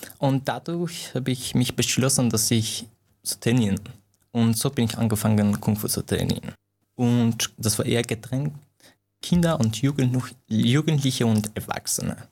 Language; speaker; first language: German; non-native, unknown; Persian